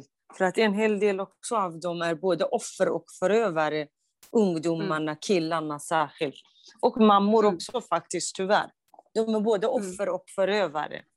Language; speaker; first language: Swedish; non-native, fluent; Kurdish